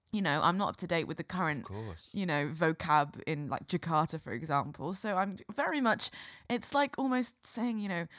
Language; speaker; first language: English; native; English